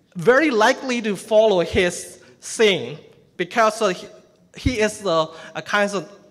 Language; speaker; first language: English; non-native, fluent; Burmese